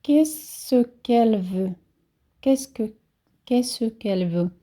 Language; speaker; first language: French; non-native, fluent; Portuguese